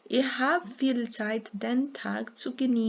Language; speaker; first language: German; non-native, fluent; Serbian